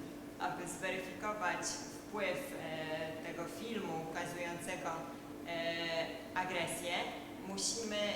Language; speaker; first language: Polish; native; Polish